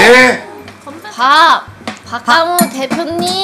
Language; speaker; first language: Korean; native; Korean